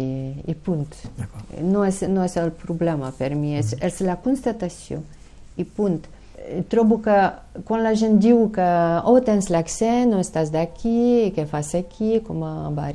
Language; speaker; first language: Catalan; non-native, fluent; Ukrainian